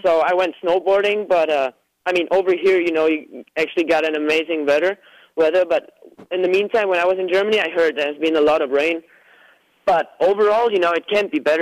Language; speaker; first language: English; non-native, fluent; German